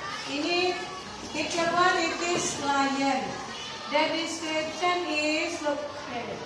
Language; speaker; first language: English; non-native, learner; Indonesian